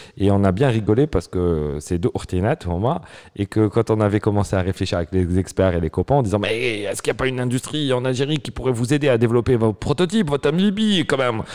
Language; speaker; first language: French; non-native, local second language; Arabic